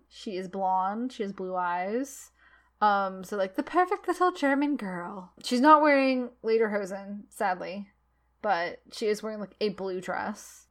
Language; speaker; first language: English; native; English